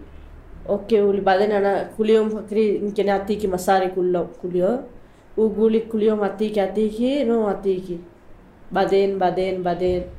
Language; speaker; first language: Arabic; non-native, learner; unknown